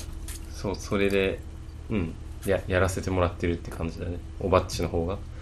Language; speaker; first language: Japanese; native; Japanese